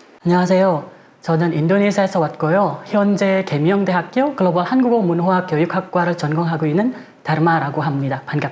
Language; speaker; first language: Korean; non-native, fluent; Indonesian